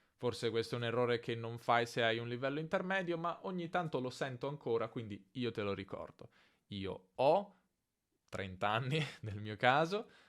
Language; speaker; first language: Italian; native; Italian